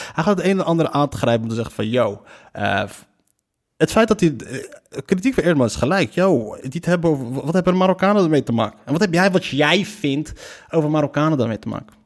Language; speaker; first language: Dutch; early bilingual, other home language; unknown